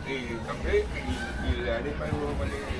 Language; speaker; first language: Spanish; native; Spanish